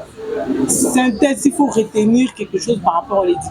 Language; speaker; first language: French; non-native, local second language; Lingala